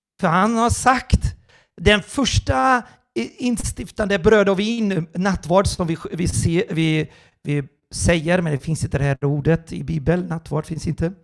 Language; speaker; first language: Swedish; non-native, fluent; Portuguese